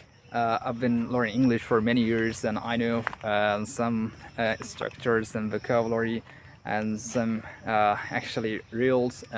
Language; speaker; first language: English; non-native, learner; Bangla